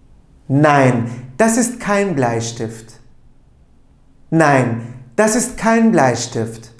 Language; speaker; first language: German; non-native, fluent; Turkish